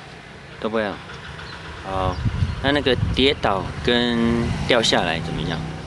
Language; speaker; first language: Chinese; native; Chinese